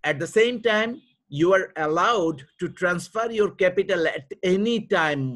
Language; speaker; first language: English; non-native, local second language; Bangla